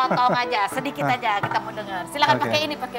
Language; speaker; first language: Indonesian; native; Indonesian